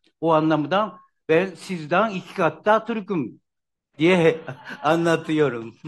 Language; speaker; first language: Turkish; non-native, learner; Japanese